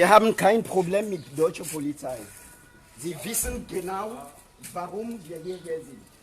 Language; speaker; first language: German; non-native, learner; French